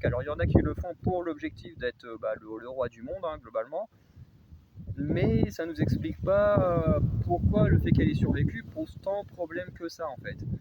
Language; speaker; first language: French; native; French